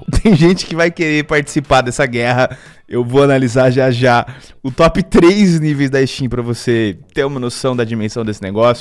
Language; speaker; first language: Portuguese; native; Portuguese